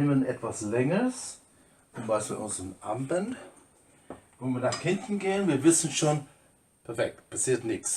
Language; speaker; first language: German; non-native, fluent; English